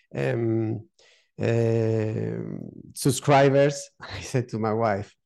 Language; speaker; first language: English; non-native, learner; Spanish